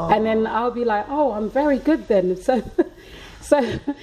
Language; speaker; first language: English; early bilingual, other home language; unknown